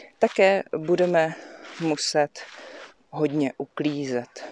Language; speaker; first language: Czech; native; Czech